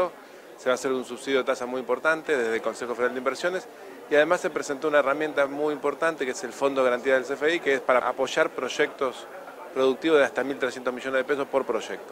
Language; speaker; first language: Spanish; native; Spanish